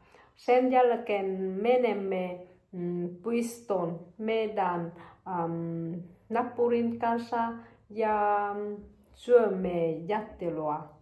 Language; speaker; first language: Finnish; non-native, learner; Vietnamese